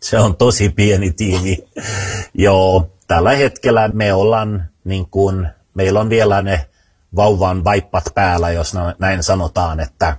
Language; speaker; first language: Finnish; early bilingual, heritage; Finnish